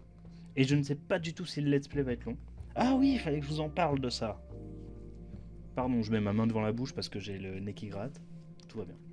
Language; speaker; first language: French; native; French